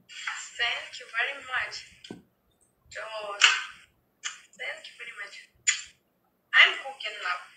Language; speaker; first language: English; non-native, learner; Russian